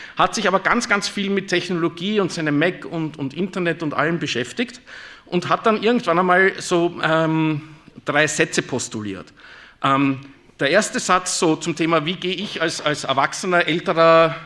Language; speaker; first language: German; native; German